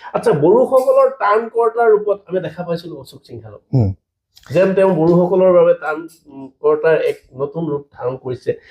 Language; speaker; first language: Assamese; native; Assamese